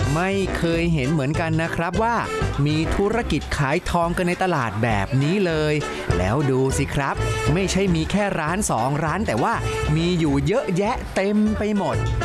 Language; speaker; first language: Thai; native; Thai